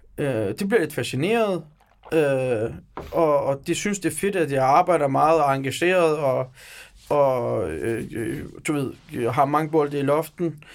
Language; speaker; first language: Danish; early bilingual, other home language; Turkish